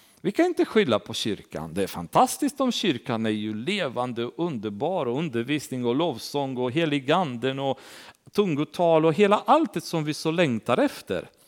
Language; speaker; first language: Swedish; non-native, fluent; Romanian